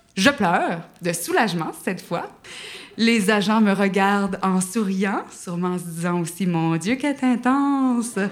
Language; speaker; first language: French; native; French